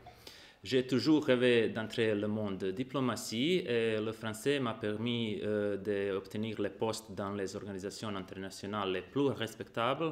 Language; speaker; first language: French; non-native, fluent; Bosnian